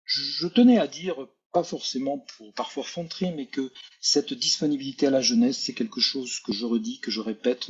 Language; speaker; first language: French; native; French